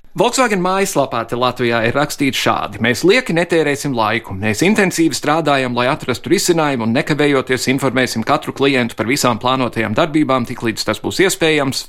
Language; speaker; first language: Latvian; early bilingual, heritage; Latvian